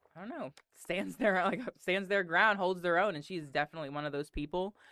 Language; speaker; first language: English; native; English